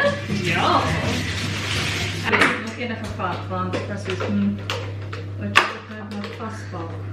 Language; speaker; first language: Afrikaans; non-native, learner; Dutch